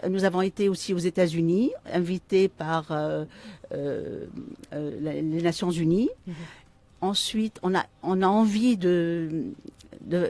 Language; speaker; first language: French; non-native, local second language; Arabic